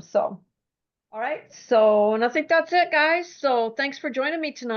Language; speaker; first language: English; native; English